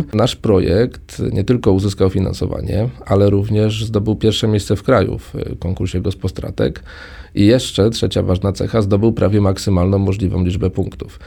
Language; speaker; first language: Polish; native; Polish